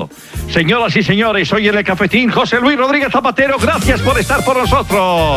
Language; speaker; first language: Spanish; native; Spanish